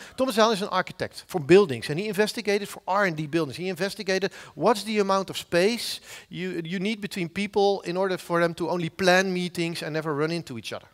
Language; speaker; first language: English; non-native, fluent; Dutch